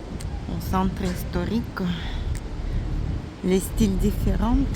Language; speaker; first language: French; non-native, learner; Russian